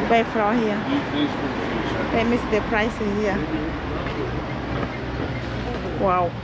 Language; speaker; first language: English; non-native, fluent; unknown